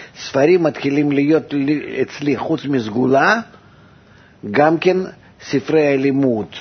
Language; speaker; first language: Hebrew; non-native, fluent; Russian